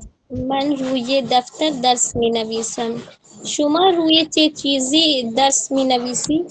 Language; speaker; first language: Persian; non-native, learner; Urdu